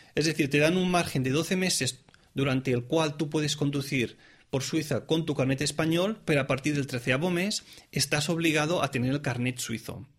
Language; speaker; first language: Spanish; non-native, local second language; Catalan